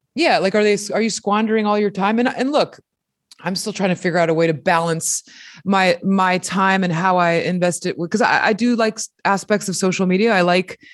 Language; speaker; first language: English; early bilingual, other home language; Spanish